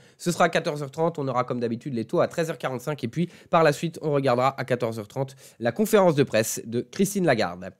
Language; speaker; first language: French; native; French